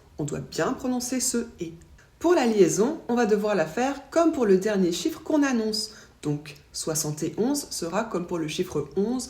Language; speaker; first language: French; native; French